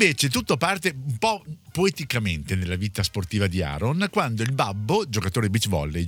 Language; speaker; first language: Italian; native; Italian